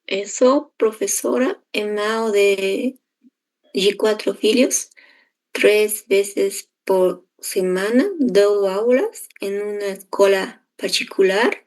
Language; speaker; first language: Portuguese; non-native, learner; Spanish